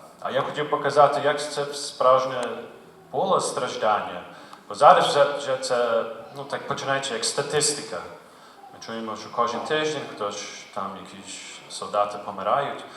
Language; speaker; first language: Ukrainian; early bilingual, heritage; Ukrainian